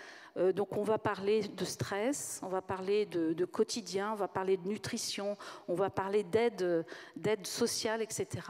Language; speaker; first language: French; native; French